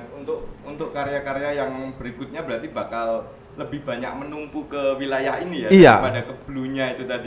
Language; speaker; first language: Indonesian; non-native, local second language; Javanese